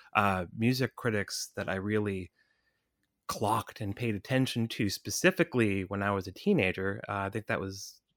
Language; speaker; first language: English; native; English